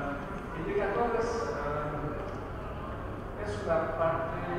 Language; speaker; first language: Spanish; non-native, learner; French